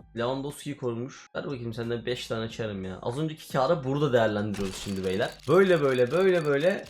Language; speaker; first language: Turkish; native; Turkish